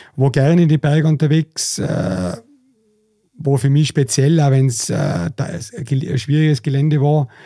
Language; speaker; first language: German; native; German